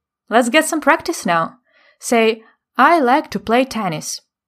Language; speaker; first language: English; non-native, fluent; Ukrainian